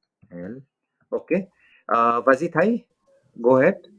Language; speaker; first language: English; non-native, local second language; French